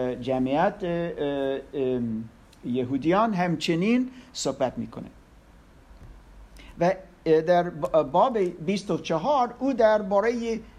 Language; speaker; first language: Persian; non-native, learner; English